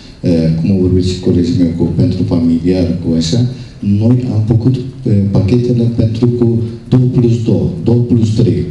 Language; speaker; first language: Romanian; non-native, learner; Turkish